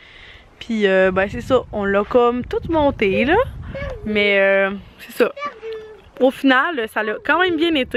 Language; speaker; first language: French; native; French